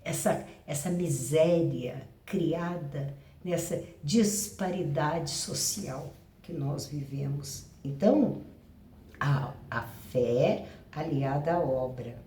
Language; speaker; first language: Portuguese; native; Portuguese